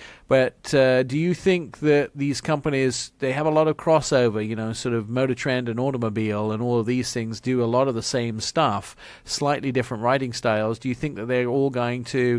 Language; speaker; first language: English; native; English